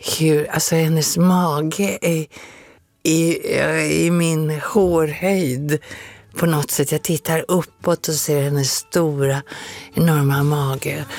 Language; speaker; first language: Swedish; native; Swedish